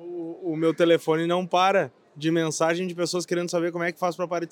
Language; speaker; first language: Portuguese; native; Portuguese